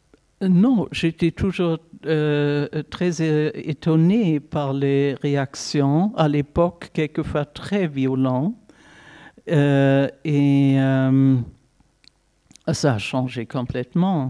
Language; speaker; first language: French; non-native, fluent; German